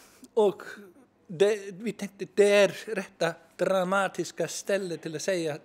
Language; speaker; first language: Swedish; non-native, fluent; Icelandic